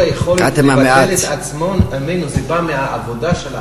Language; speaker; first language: Hebrew; non-native, fluent; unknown